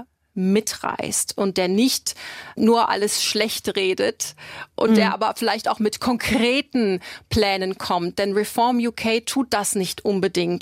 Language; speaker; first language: German; native; German